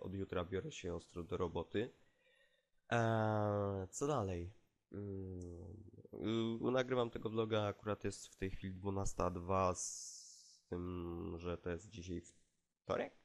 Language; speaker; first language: Polish; native; Polish